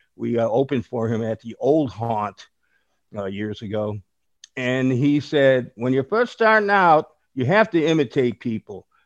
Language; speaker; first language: English; native; English